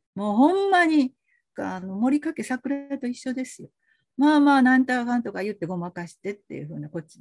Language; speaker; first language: Japanese; native; Japanese